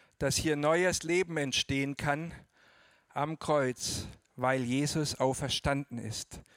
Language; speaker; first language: German; native; German